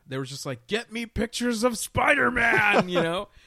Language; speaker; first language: English; native; English